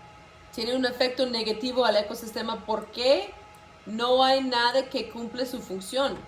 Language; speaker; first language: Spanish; non-native, local second language; English